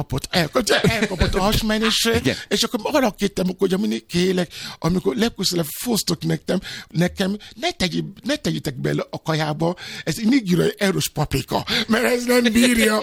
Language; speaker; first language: Hungarian; non-native, fluent; Yoruba